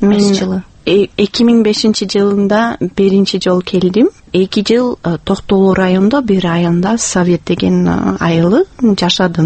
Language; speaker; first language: Kyrgyz; non-native, fluent; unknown